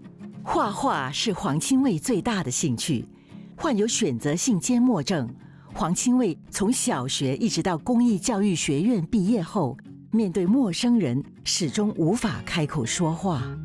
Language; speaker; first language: Chinese; native; Chinese